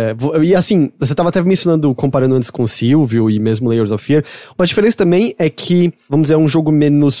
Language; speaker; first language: Portuguese; native; Portuguese